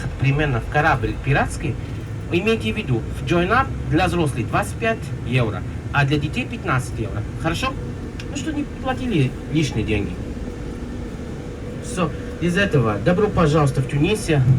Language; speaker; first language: Russian; non-native, learner; Arabic